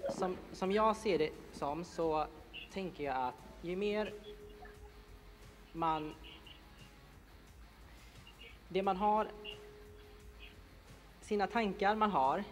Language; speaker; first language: Swedish; early bilingual, other home language; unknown